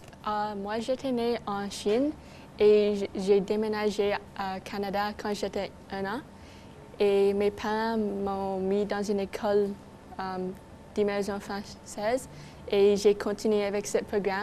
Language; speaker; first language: French; non-native, local second language; English